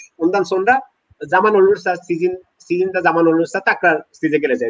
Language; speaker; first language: Turkish; non-native, learner; Bangla